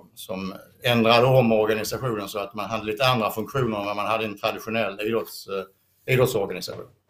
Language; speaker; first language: Swedish; native; Swedish